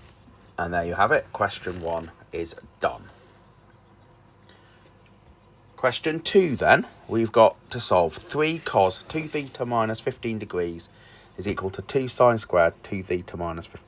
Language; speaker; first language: English; native; English